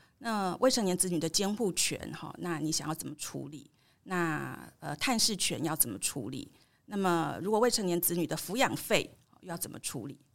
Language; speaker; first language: Chinese; native; Chinese